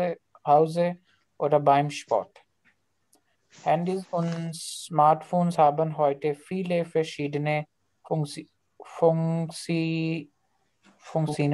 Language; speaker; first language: German; non-native, learner; Urdu